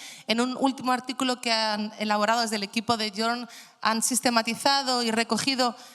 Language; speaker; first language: Spanish; native; Spanish